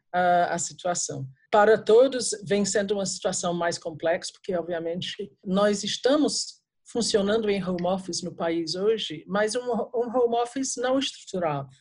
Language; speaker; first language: Portuguese; non-native, fluent; English